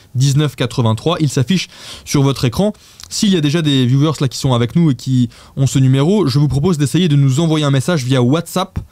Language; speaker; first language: French; native; French